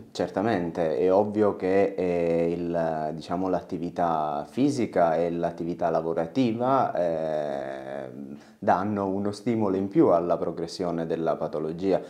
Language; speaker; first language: Italian; native; Italian